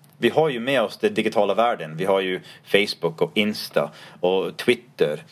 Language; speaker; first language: Swedish; non-native, fluent; English